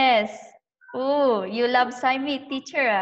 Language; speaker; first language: English; non-native, learner; Thai